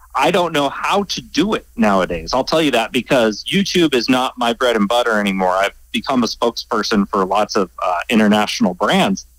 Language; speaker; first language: English; native; English